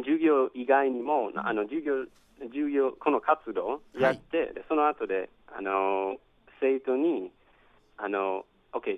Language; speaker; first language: Japanese; non-native, fluent; English